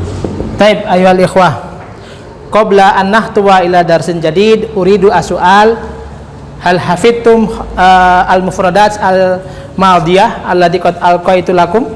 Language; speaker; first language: Arabic; non-native, fluent; Indonesian